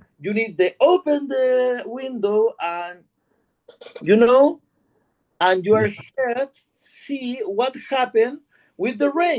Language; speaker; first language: English; non-native, learner; Spanish